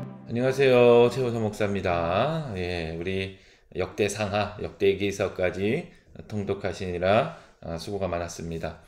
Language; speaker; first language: Korean; native; Korean